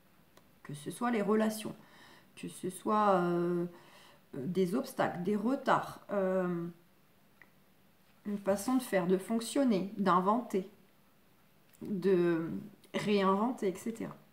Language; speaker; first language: French; native; French